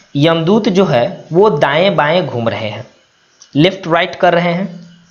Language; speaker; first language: Hindi; native; Hindi